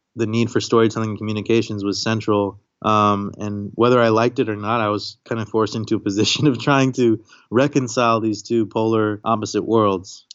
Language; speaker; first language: English; native; English